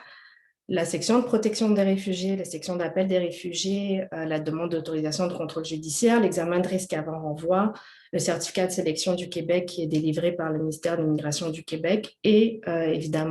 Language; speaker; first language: French; native; French